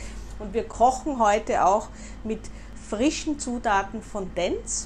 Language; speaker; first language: German; native; German